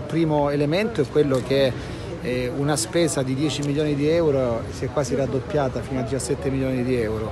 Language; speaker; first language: Italian; native; Italian